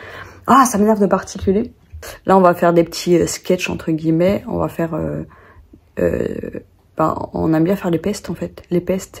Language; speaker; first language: French; native; French